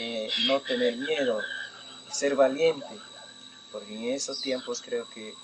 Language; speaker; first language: Spanish; non-native, local second language; Shipibo-Conibo